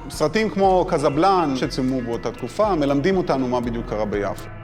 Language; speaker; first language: Hebrew; native; Hebrew